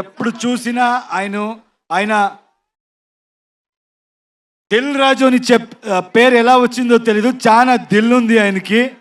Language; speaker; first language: Telugu; non-native, learner; Kannada